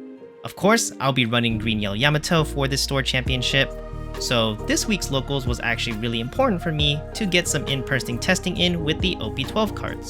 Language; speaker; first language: English; native; English